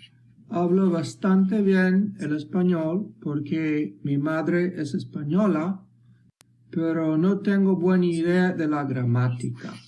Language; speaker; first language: Spanish; early bilingual, heritage; Spanish